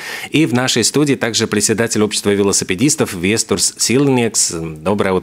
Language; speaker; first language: Russian; native; Russian